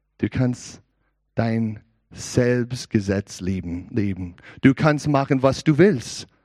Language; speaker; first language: German; non-native, learner; English